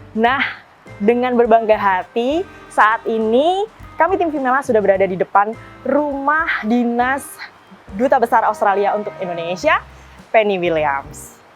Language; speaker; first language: Indonesian; native; Indonesian